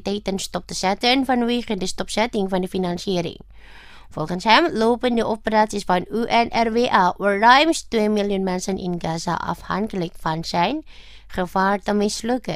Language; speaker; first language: Dutch; non-native, learner; Indonesian